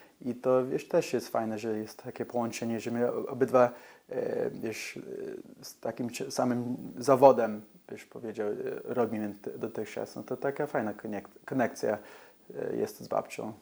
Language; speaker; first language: Polish; early bilingual, heritage; English